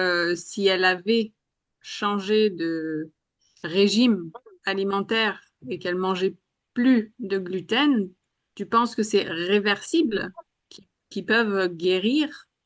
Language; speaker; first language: French; non-native, fluent; Spanish